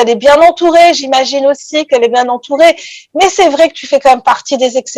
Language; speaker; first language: French; native; French